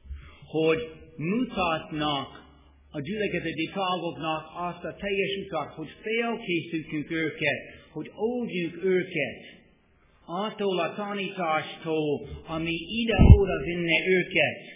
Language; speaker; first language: Hungarian; non-native, fluent; English